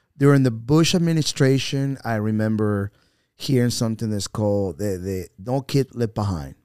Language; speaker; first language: English; non-native, fluent; Spanish